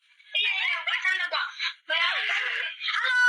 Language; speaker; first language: Indonesian; native; Indonesian